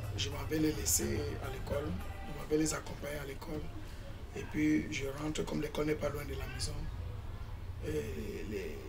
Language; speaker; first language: French; non-native, local second language; English